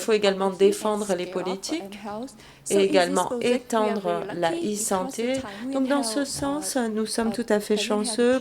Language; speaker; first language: French; non-native, fluent; Vietnamese